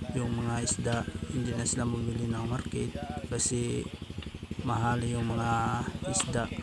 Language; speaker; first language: Filipino; non-native, local second language; Cebuano